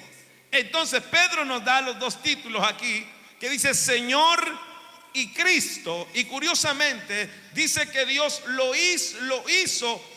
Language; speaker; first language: Spanish; native; Spanish